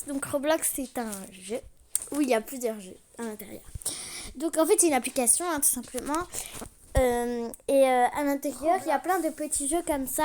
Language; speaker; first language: French; native; French